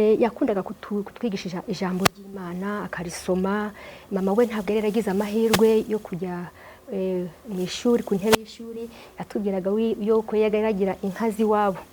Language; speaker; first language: Kinyarwanda; early bilingual, heritage; Kinyarwanda